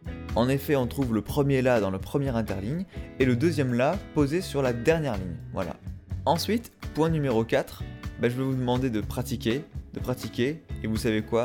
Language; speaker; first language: French; native; French